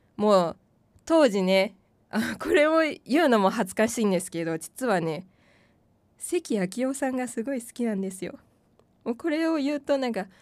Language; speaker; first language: Japanese; non-native, fluent; Korean